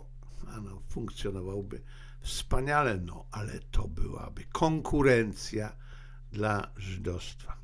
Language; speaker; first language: Polish; native; Polish